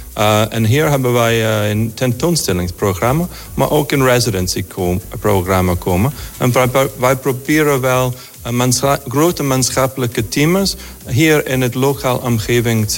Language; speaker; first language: Dutch; non-native, fluent; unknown